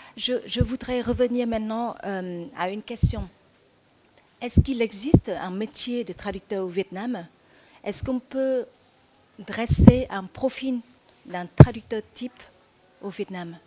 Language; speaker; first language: French; non-native, fluent; Vietnamese